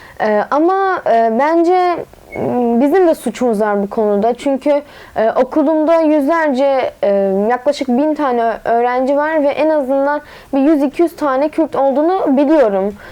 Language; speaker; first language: Turkish; non-native, local second language; Kurdish